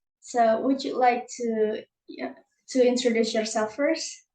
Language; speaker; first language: English; non-native, learner; Indonesian